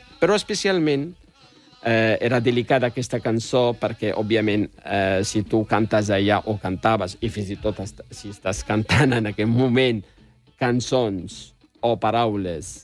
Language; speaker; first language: Catalan; non-native, fluent; Riffian